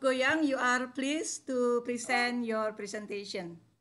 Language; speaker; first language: English; non-native, fluent; Indonesian